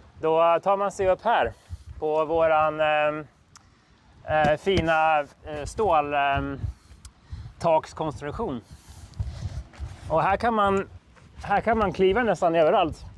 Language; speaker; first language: Swedish; native; Swedish